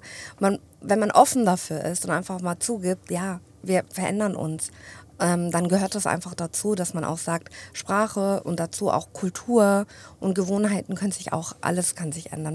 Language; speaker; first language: German; early bilingual, other home language; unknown